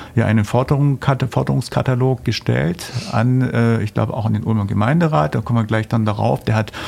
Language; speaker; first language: German; native; German